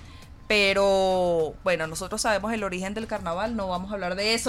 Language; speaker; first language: Spanish; native; Spanish